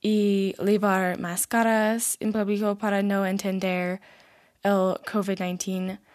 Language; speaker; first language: Spanish; non-native, learner; English